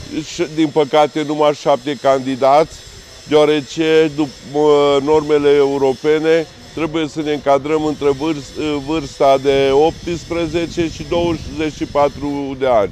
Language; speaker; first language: Romanian; native; Romanian